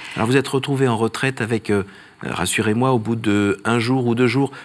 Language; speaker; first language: French; non-native, fluent; Polish